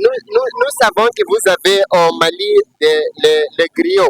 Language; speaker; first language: French; non-native, learner; Portuguese